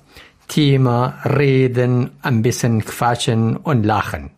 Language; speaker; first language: German; non-native, learner; Arabic